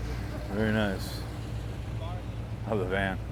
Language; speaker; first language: English; native; English